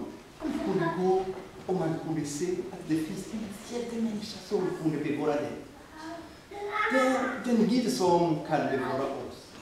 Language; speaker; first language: Swedish; non-native, fluent; Rundi